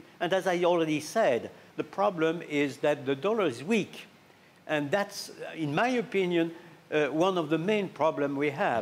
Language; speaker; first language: English; non-native, fluent; French